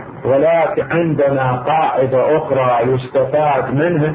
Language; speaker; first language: Arabic; native; Arabic